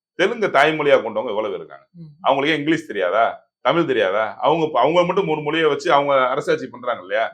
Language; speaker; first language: Tamil; native; Tamil